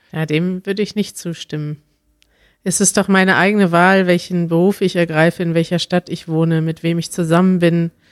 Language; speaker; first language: German; native; German